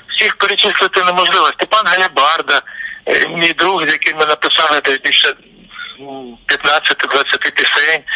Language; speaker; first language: Ukrainian; native; Ukrainian